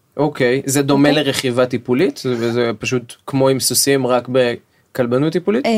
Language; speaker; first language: Hebrew; native; Hebrew